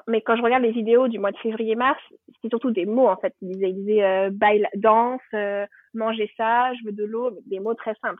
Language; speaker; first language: French; native; French